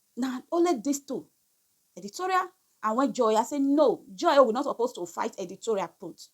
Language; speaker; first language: Nigerian Pidgin; non-native, local second language; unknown